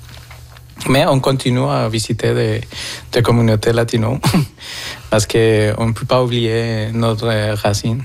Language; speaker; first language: French; non-native, fluent; Spanish